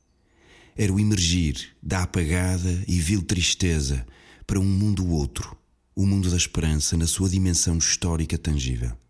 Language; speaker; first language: Portuguese; native; Portuguese